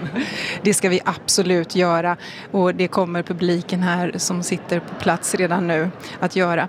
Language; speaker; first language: Swedish; native; Swedish